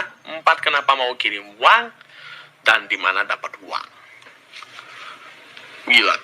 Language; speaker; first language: Indonesian; early bilingual, other home language; Russian